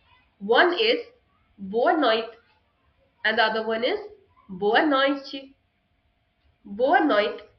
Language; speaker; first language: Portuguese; non-native, fluent; Hindi